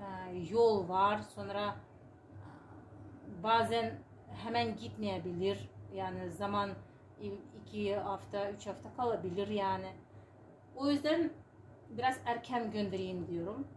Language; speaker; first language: Turkish; non-native, learner; Uzbek